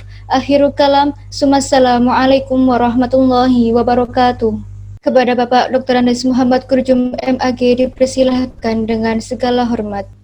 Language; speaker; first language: Malay; native; Malay